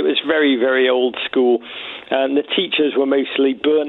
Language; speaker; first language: English; native; English